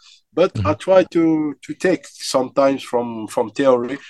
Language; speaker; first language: English; non-native, fluent; Arabic